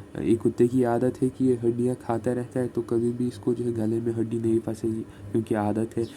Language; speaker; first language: Urdu; non-native, local second language; Kashmiri